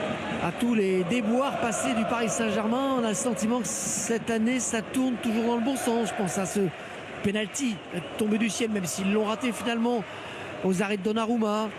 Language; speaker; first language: French; native; French